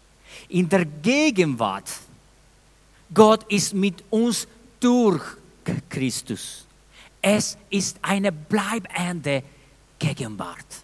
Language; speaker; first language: German; non-native, fluent; Spanish